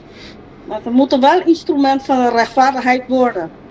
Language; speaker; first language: Dutch; non-native, local second language; Papiamento